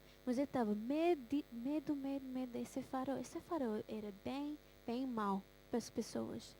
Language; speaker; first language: Portuguese; early bilingual, heritage; Portuguese